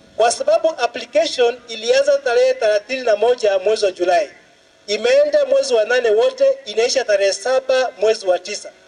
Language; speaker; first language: Swahili; non-native, local second language; Luo (Kenya and Tanzania)